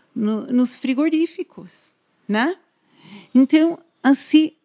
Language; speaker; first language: Portuguese; non-native, fluent; English